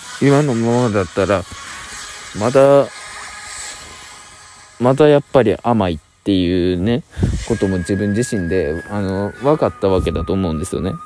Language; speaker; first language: Japanese; native; Japanese